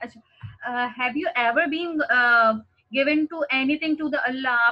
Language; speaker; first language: English; non-native, local second language; Hindi